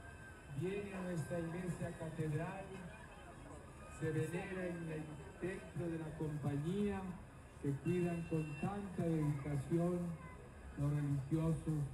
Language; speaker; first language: Spanish; native; Spanish